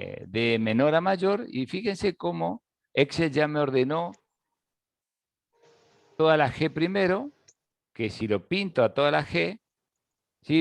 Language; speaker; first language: Spanish; native; Spanish